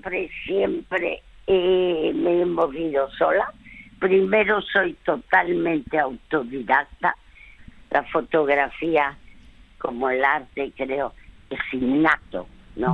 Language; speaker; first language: Spanish; early bilingual, other home language; French